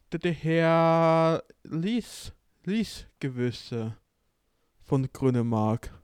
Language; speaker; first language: German; non-native, learner; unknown